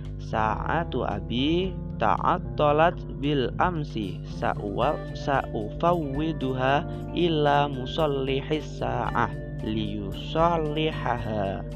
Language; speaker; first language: Arabic; non-native, learner; Indonesian